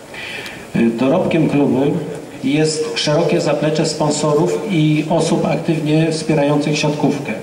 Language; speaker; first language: Polish; native; Polish